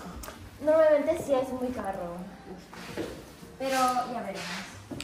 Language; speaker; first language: Spanish; non-native, learner; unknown